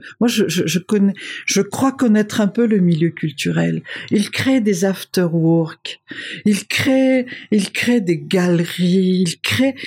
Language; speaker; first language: French; non-native, local second language; Malagasy